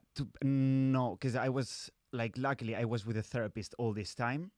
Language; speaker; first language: English; non-native, fluent; Spanish